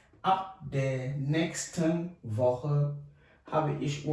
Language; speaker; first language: German; non-native, fluent; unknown